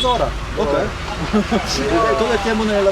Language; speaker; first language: Spanish; non-native, learner; German